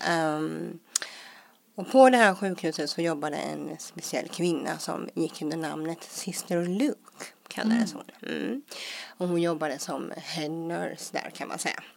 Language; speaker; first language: Swedish; early bilingual, other home language; English